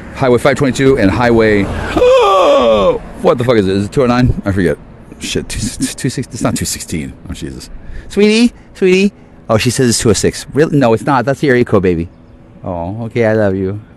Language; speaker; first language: English; native; English